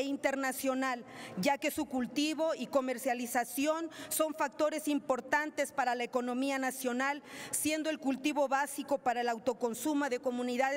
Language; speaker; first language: Spanish; native; Spanish